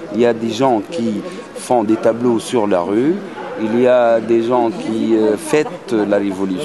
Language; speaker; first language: French; non-native, local second language; Arabic